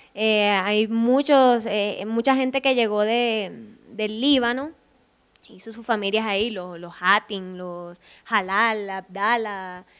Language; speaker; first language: Spanish; native; Spanish